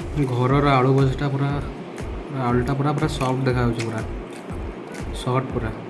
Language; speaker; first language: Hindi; non-native, local second language; Odia